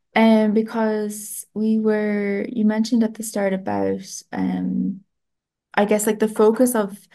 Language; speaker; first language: English; non-native, fluent; Italian